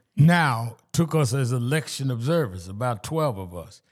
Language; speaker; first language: English; native; English